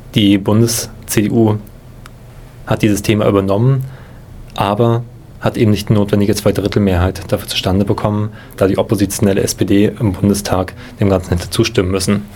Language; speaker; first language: German; native; German